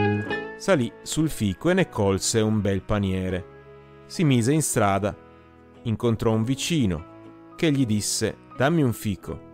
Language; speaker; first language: Italian; native; Italian